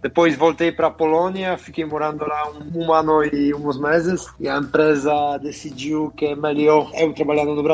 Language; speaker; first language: Portuguese; non-native, fluent; Polish